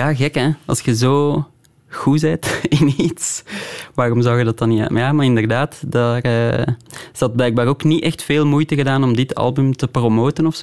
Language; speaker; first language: Dutch; native; Dutch